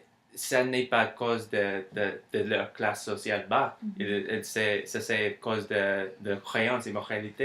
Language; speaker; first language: French; non-native, learner; English